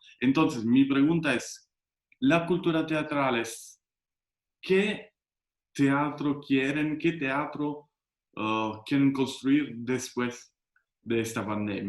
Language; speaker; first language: Spanish; non-native, fluent; Italian